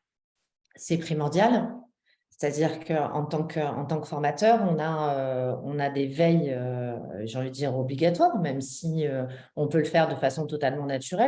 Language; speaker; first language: French; native; French